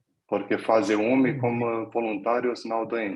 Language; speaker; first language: Portuguese; non-native, fluent; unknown